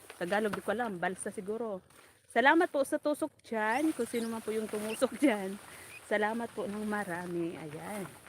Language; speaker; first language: Filipino; non-native, local second language; Bikol